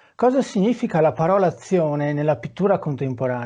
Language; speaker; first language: Italian; native; Italian